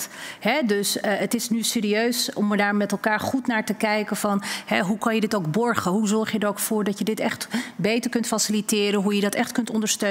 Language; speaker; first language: Dutch; native; Dutch